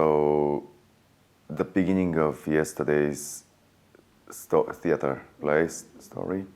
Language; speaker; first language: English; non-native, fluent; Japanese